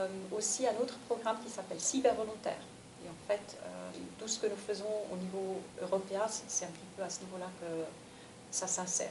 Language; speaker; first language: French; native; French